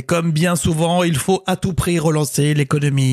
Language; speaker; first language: French; native; French